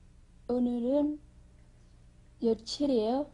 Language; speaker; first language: Korean; non-native, learner; Vietnamese